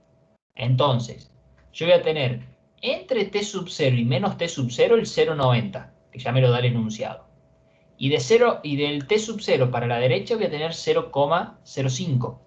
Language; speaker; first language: Spanish; native; Spanish